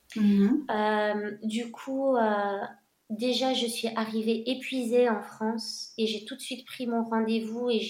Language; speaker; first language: French; non-native, local second language; Arabic